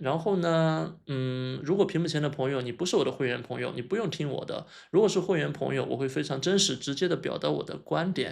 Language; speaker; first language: Chinese; native; Chinese